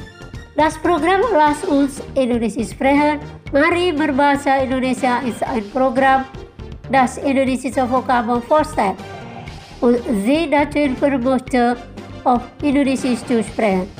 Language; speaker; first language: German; non-native, fluent; Indonesian